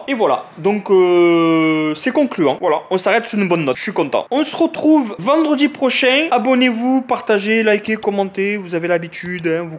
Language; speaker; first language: French; native; French